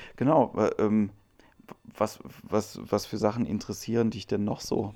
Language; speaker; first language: German; native; German